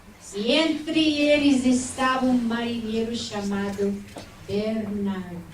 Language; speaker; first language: Portuguese; non-native, fluent; English